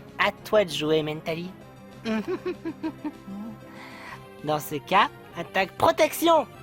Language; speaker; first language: French; native; French